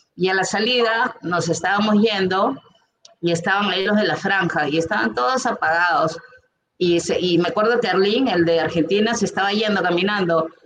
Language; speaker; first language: Spanish; native; Spanish